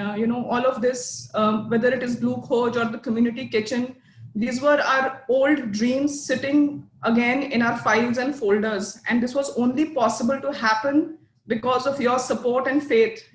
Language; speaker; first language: English; non-native, local second language; Hindi